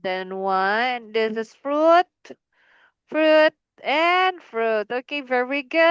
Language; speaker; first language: English; non-native, fluent; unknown